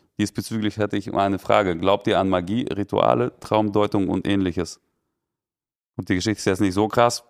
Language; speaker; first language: German; early bilingual, other home language; Russian